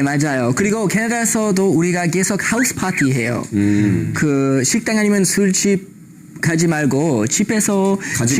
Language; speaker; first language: Korean; non-native, learner; English